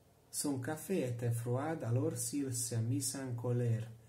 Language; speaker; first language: French; non-native, learner; Hungarian